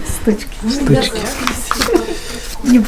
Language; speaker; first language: Russian; non-native, fluent; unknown